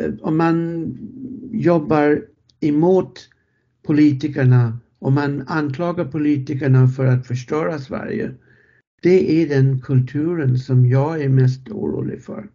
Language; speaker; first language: Swedish; non-native, fluent; English